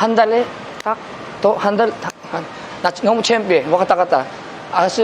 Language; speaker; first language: Korean; non-native, learner; Filipino